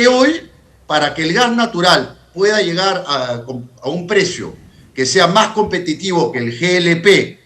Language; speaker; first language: Spanish; native; Spanish